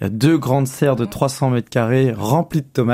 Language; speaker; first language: French; native; French